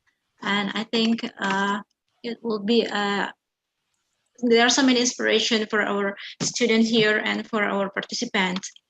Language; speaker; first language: English; non-native, fluent; Indonesian